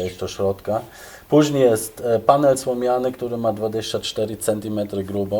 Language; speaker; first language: Polish; non-native, fluent; German